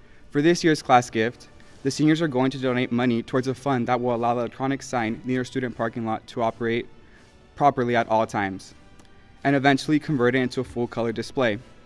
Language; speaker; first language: English; early bilingual, other home language; Spanish